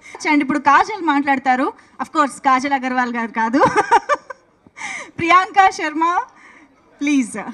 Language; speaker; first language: Telugu; native; Telugu